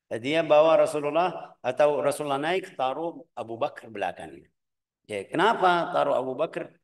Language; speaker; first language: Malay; non-native, fluent; Arabic